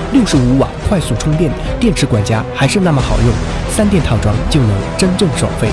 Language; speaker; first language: Chinese; native; Chinese